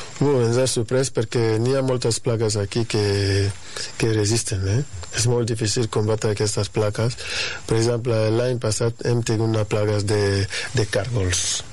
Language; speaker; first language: Catalan; non-native, fluent; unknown